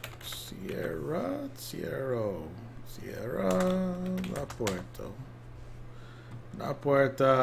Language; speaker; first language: Spanish; non-native, learner; English